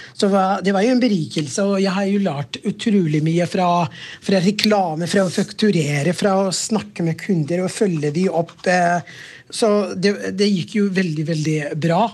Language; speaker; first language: Norwegian; non-native, fluent; Somali